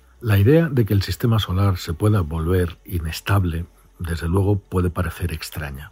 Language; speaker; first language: Spanish; native; Spanish